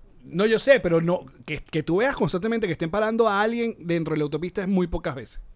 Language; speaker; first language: Spanish; native; Spanish